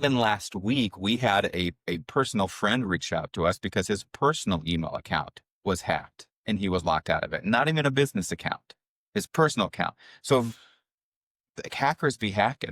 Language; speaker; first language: English; native; English